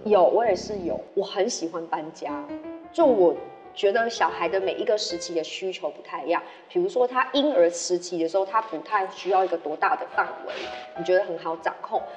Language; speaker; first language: Chinese; native; Chinese